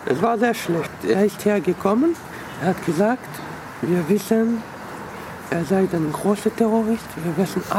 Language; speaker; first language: German; early bilingual, other home language; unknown